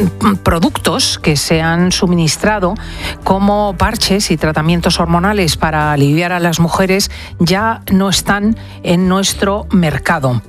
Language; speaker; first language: Spanish; native; Spanish